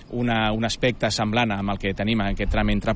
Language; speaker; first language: Catalan; native; Catalan